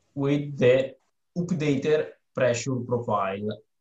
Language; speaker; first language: English; non-native, fluent; Italian